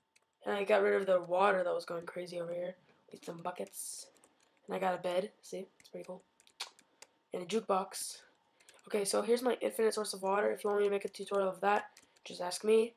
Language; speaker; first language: English; native; English